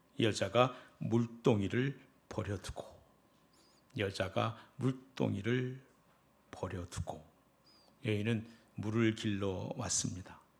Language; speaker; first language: Korean; native; Korean